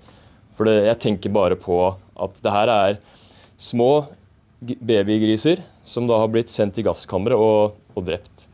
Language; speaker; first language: Norwegian; native; Norwegian